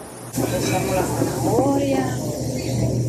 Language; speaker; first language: Spanish; native; Spanish